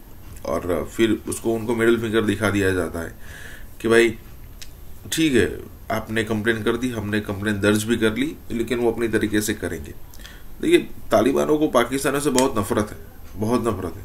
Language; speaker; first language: Hindi; native; Hindi